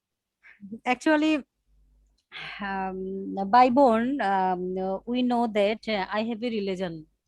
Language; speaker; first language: English; non-native, learner; Bangla